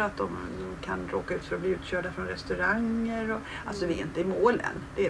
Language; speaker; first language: Swedish; native; Swedish